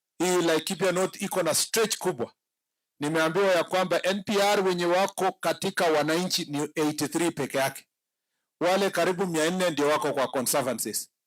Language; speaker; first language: Swahili; non-native, local second language; Kalenjin